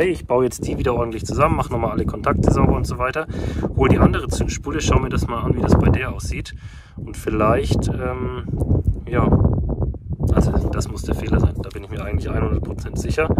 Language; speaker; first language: German; native; German